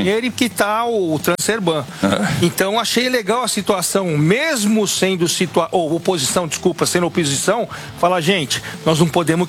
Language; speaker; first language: Portuguese; native; Portuguese